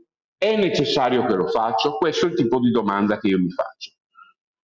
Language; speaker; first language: Italian; native; Italian